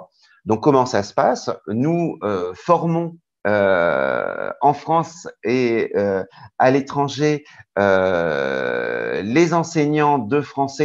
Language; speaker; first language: French; native; French